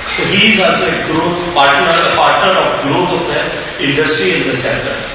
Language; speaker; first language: English; non-native, local second language; Hindi